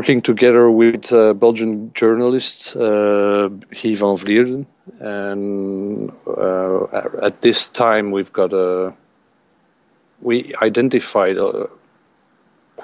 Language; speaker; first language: English; non-native, fluent; Dutch